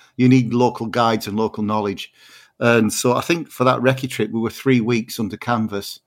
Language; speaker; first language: English; native; English